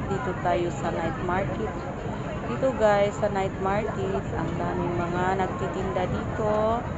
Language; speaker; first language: Filipino; non-native, local second language; Cebuano